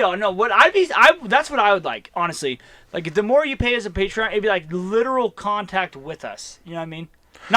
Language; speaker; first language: English; native; English